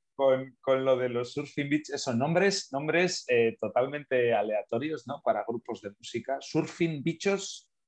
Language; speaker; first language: Spanish; native; Spanish